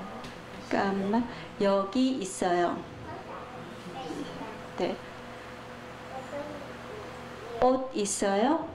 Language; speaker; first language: Korean; non-native, fluent; Chinese